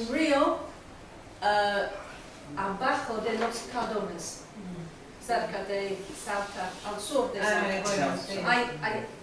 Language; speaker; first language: Spanish; non-native, learner; English